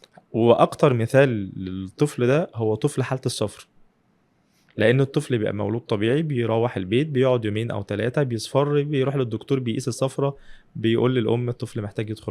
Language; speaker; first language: Arabic; native; Arabic